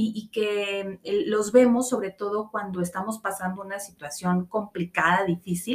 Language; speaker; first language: Spanish; native; Spanish